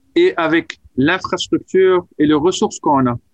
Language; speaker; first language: French; non-native, local second language; Arabic